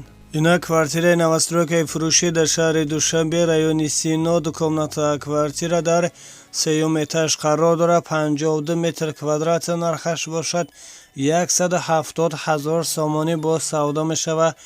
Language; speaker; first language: Tajik; native; Tajik